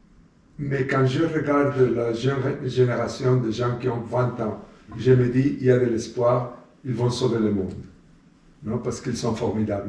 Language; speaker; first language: French; non-native, fluent; Spanish